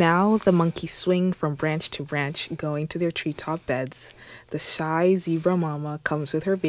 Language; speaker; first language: English; non-native, local second language; Swahili